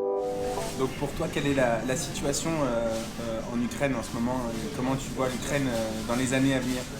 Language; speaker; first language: French; native; French